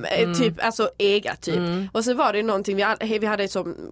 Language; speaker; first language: Swedish; early bilingual, other home language; Serbian